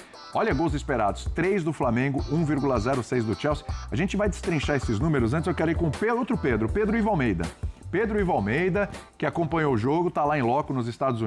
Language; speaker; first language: Portuguese; native; Portuguese